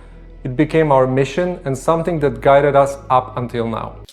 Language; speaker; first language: English; non-native, fluent; Polish